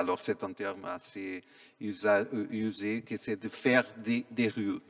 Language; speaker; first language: French; non-native, fluent; Portuguese